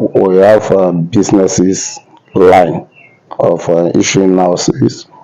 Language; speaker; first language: English; non-native, local second language; Yoruba